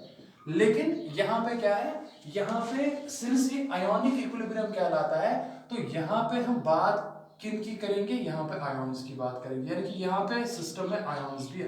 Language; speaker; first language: Hindi; non-native, local second language; Kashmiri